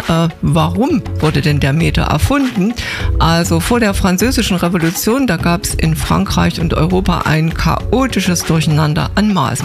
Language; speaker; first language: German; native; German